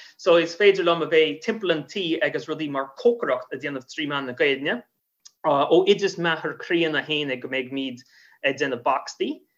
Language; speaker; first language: Irish; non-native, fluent; English